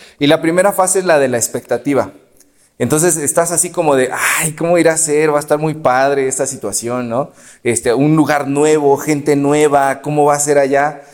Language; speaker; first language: Spanish; native; Spanish